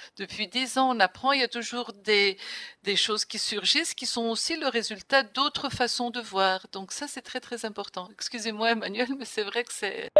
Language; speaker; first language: French; non-native, fluent; Greek